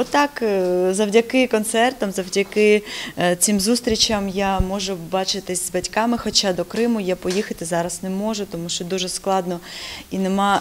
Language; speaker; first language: Ukrainian; non-native, local second language; Russian